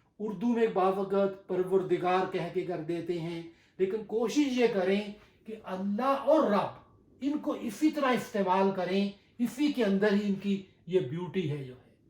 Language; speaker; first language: Urdu; native; Urdu